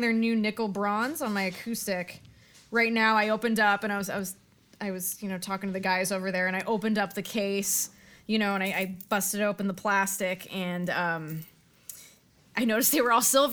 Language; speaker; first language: English; native; English